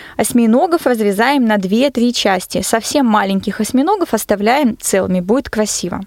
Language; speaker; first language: Russian; native; Russian